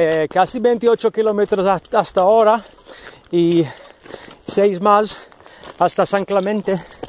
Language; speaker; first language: Spanish; non-native, learner; English